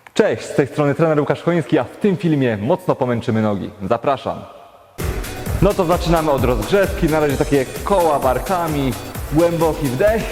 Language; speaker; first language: Polish; native; Polish